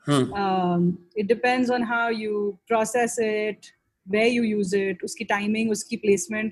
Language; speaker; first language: English; non-native, local second language; Hindi